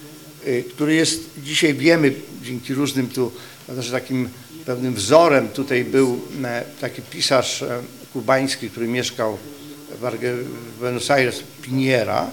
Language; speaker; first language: Polish; native; Polish